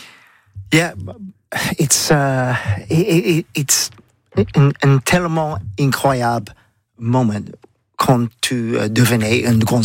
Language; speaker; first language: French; non-native, learner; English